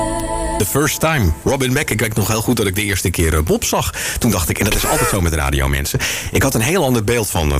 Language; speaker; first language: Dutch; native; Dutch